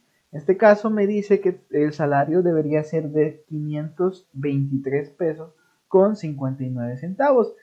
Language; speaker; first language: Spanish; native; Spanish